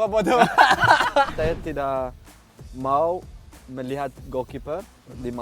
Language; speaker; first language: Indonesian; non-native, fluent; Dutch